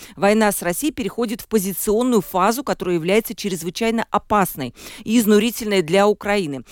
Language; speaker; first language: Russian; native; Russian